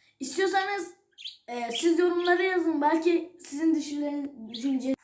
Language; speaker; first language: Turkish; native; Turkish